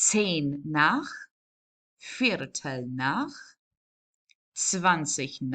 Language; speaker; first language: German; non-native, fluent; English